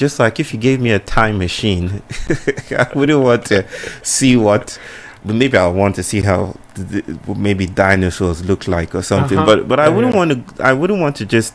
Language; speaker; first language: English; non-native, local second language; Yoruba